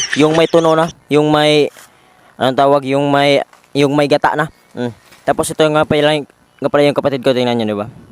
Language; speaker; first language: Filipino; non-native, local second language; Cebuano